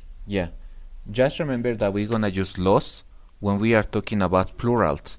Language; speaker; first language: English; non-native, fluent; Spanish